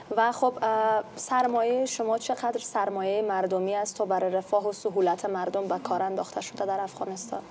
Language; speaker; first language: Persian; native; Persian